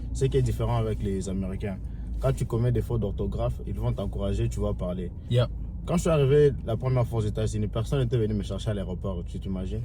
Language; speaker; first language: French; non-native, local second language; Swahili